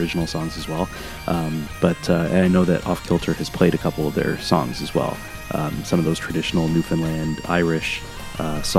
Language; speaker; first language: English; native; English